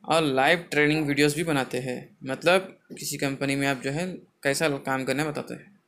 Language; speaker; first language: Hindi; non-native, local second language; Urdu